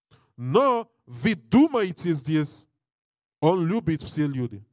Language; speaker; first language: Russian; non-native, learner; English